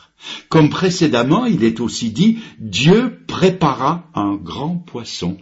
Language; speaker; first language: French; native; French